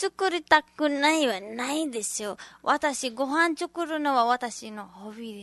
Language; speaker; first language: Japanese; non-native, learner; Nepali